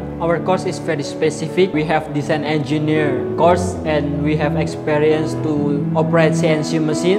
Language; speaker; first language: English; non-native, learner; Indonesian